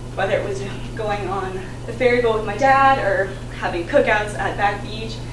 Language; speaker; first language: English; native; English